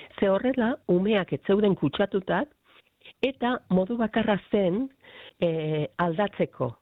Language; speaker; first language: Basque; native; Basque